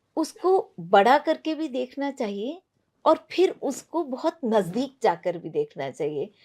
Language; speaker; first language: Hindi; non-native, local second language; Punjabi